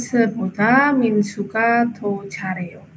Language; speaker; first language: Korean; non-native, learner; Indonesian